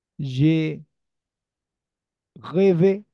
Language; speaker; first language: French; non-native, learner; Spanish